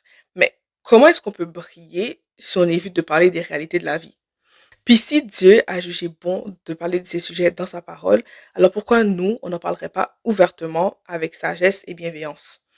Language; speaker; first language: French; native; French